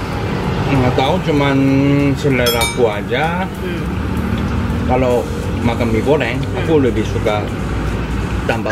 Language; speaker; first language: Indonesian; non-native, fluent; Korean